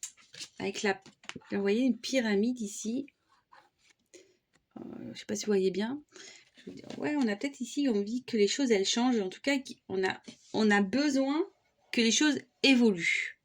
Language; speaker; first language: French; native; French